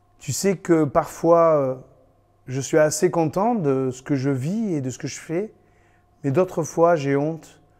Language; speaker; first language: French; native; French